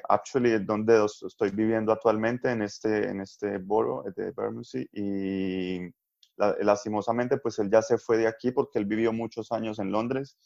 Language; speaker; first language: Spanish; native; Spanish